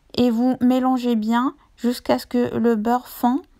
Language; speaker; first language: French; non-native, local second language; Arabic